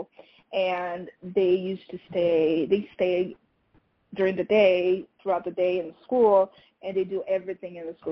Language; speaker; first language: English; non-native, fluent; Portuguese